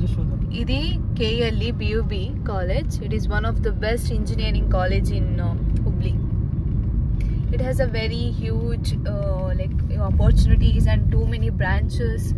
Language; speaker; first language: Telugu; non-native, local second language; Kannada